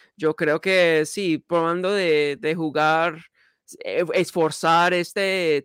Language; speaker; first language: Spanish; early bilingual, heritage; Spanish